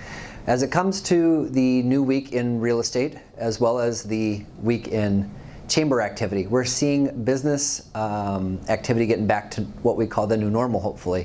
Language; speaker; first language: English; native; English